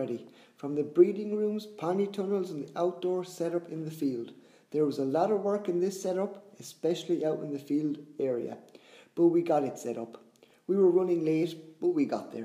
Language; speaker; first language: English; native; English